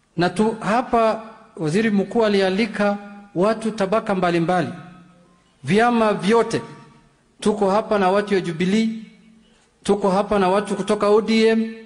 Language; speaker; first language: Swahili; non-native, local second language; Luo (Kenya and Tanzania)